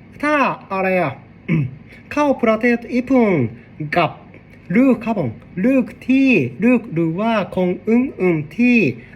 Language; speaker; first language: Thai; non-native, learner; Japanese